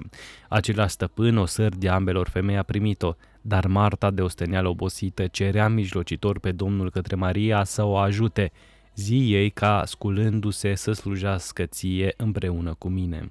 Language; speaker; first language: Romanian; native; Romanian